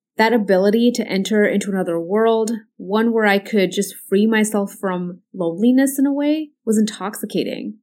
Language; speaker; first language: English; early bilingual, other home language; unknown